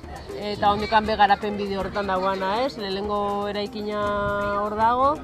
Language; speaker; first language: Basque; native; Basque